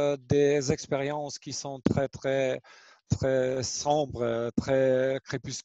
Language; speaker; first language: French; non-native, learner; Albanian